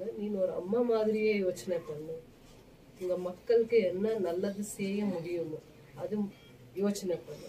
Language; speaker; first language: Tamil; non-native, local second language; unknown